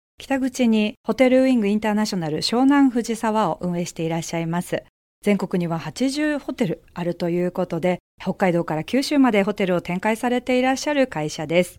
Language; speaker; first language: Japanese; native; Japanese